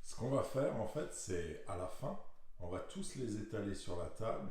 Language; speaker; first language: French; native; French